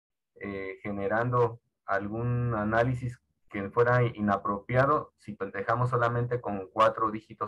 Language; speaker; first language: Spanish; native; Spanish